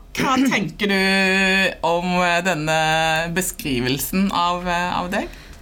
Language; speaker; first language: Norwegian; early bilingual, other home language; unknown